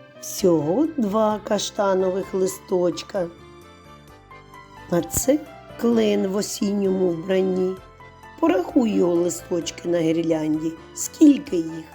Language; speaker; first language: Ukrainian; native; Ukrainian